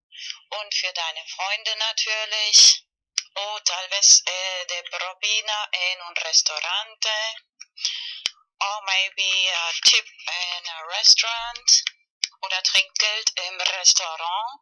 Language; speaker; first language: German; non-native, fluent; Spanish